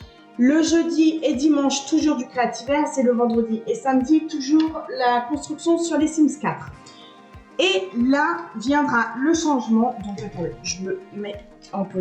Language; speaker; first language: French; native; French